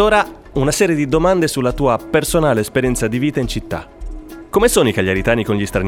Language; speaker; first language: Italian; native; Italian